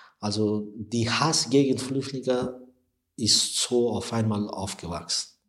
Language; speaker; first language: German; non-native, learner; Persian